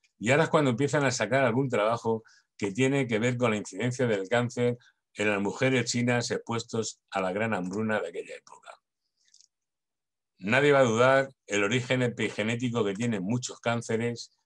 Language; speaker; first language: Spanish; native; Spanish